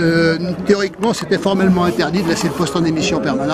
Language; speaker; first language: French; native; French